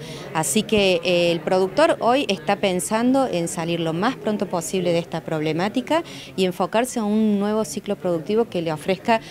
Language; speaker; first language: Spanish; native; Spanish